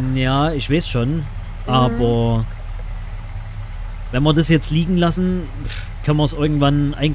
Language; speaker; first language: German; native; German